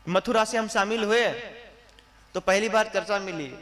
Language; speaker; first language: Hindi; non-native, local second language; Gujarati